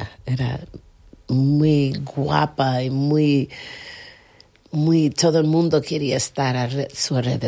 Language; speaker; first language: Spanish; non-native, fluent; English